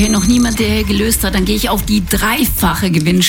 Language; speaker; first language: German; native; German